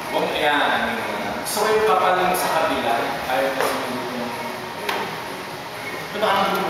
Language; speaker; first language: Filipino; native; Filipino